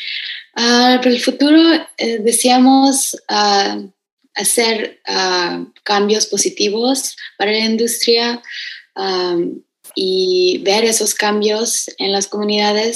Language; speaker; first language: Spanish; early bilingual, heritage; Spanish